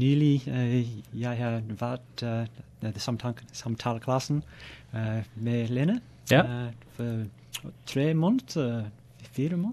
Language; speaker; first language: Norwegian; non-native, learner; English